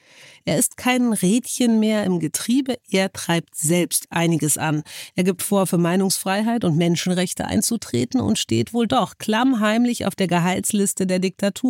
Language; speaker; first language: German; native; German